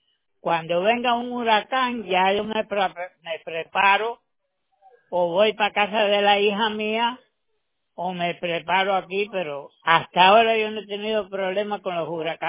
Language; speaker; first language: Spanish; native; Spanish